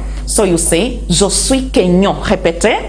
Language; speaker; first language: French; non-native, fluent; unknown